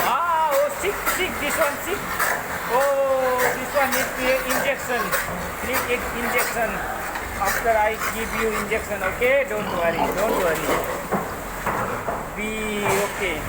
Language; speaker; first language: English; non-native, learner; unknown